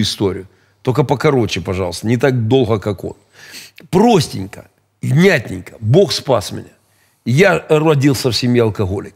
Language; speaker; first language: Russian; native; Russian